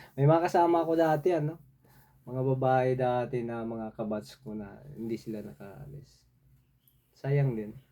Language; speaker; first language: Filipino; non-native, local second language; Cebuano